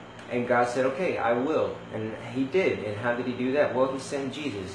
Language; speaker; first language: English; early bilingual, other home language; Spanish